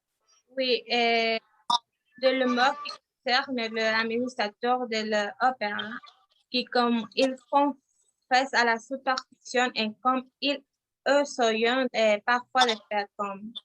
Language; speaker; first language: French; non-native, learner; Spanish